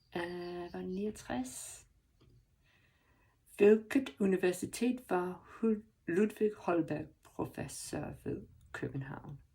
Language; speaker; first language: Danish; non-native, learner; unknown